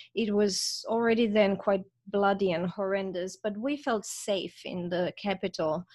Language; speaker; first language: English; non-native, fluent; Croatian